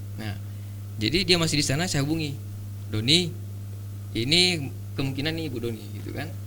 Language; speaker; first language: Indonesian; native; Indonesian